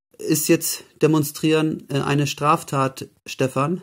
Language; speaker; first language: German; native; German